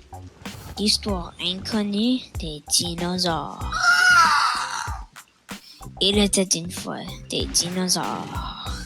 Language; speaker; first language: French; non-native, local second language; English